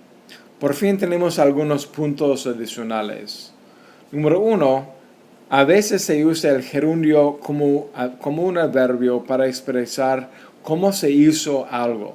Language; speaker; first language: Spanish; non-native, fluent; English